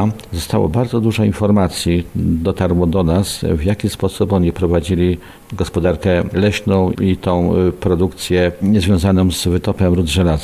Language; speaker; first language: Polish; native; Polish